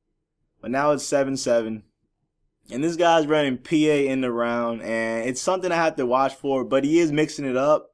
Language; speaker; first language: English; native; English